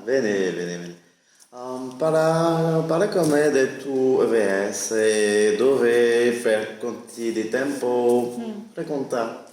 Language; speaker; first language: Italian; non-native, learner; French